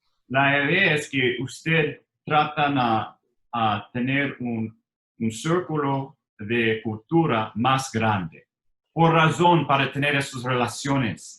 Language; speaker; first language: Spanish; non-native, learner; English